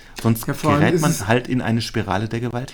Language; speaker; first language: German; native; German